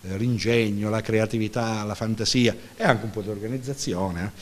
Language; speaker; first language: Italian; native; Italian